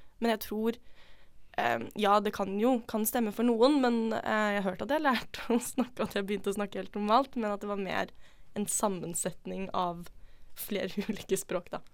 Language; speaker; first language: Norwegian; non-native, local second language; Icelandic